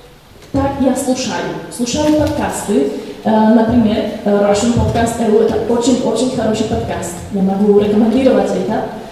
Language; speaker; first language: Russian; non-native, learner; Slovak